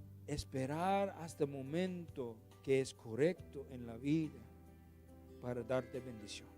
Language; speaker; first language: Spanish; non-native, learner; English